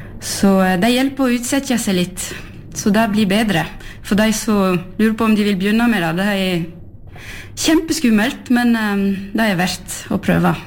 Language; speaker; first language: Norwegian; early bilingual, heritage; French